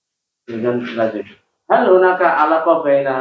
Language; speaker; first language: Arabic; non-native, fluent; Indonesian